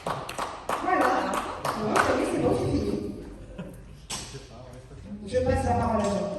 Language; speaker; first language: French; native; French